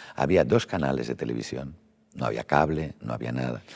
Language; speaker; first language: Spanish; native; Spanish